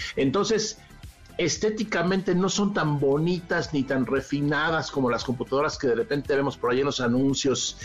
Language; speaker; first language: Spanish; native; Spanish